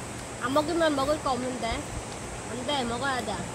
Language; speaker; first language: Korean; non-native, local second language; Khmer